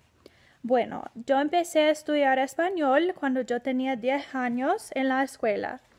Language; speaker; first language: Spanish; non-native, fluent; English